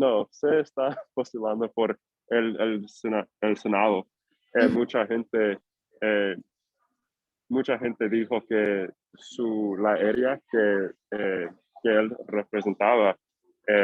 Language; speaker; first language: Spanish; non-native, fluent; English